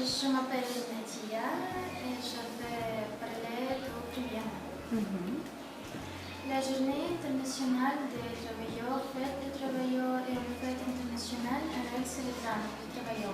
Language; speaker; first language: French; non-native, learner; Russian